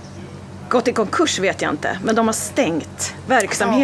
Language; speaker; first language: Swedish; native; Swedish